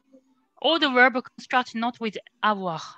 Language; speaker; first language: English; non-native, learner; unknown